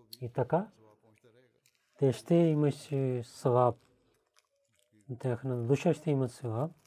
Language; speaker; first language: Bulgarian; non-native, fluent; Urdu